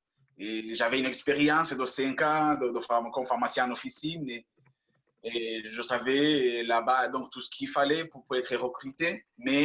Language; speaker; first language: French; non-native, local second language; Kinyarwanda